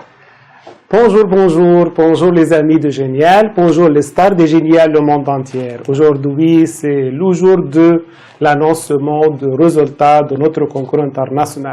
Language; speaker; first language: French; non-native, fluent; Arabic